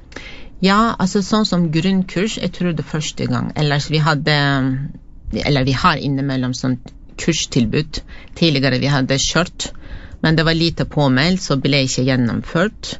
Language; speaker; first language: Norwegian; non-native, fluent; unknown